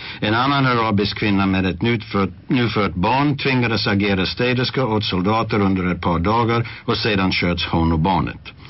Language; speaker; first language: Swedish; non-native, fluent; English